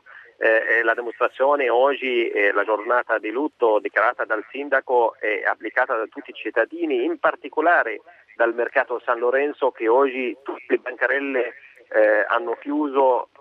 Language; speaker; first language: Italian; non-native, fluent; Arabic